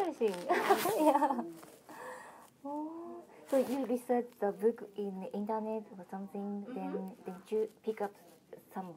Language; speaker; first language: English; non-native, learner; Japanese